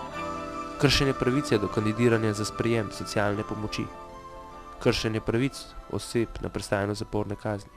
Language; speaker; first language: Slovenian; native; Slovenian